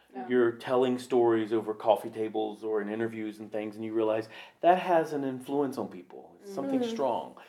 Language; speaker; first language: English; native; English